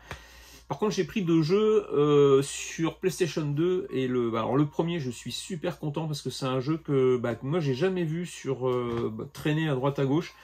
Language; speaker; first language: French; native; French